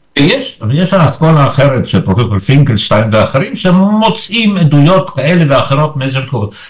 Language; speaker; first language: Hebrew; early bilingual, other home language; Polish